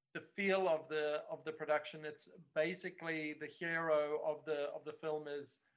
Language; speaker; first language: English; native; English